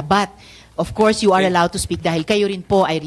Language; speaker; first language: Filipino; native; Filipino